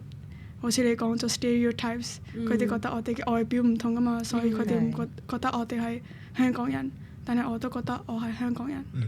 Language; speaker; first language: Cantonese; early bilingual, other home language; Nepali